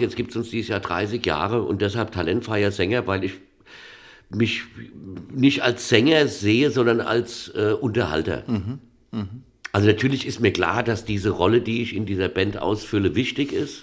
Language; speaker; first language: German; native; German